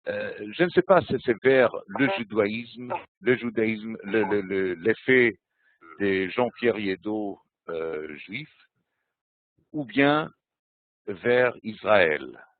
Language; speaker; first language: French; non-native, fluent; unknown